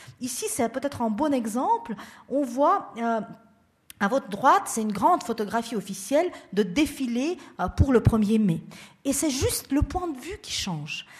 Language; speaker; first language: French; non-native, fluent; Russian